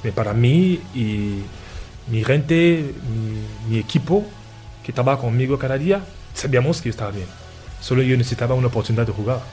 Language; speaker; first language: Spanish; non-native, fluent; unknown